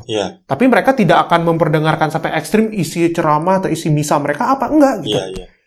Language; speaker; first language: Indonesian; native; Indonesian